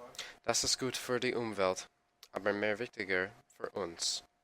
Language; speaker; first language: German; non-native, learner; English